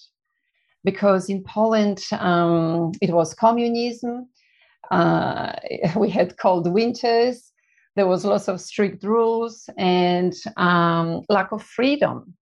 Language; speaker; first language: English; non-native, fluent; Polish